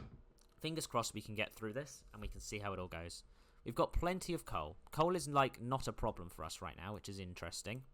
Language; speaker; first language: English; native; English